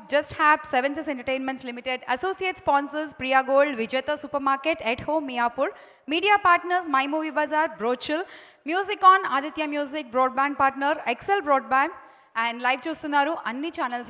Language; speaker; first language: Telugu; native; Telugu